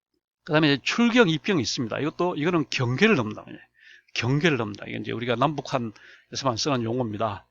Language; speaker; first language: Korean; native; Korean